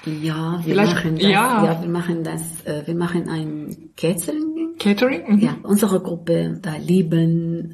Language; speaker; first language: German; non-native, learner; Arabic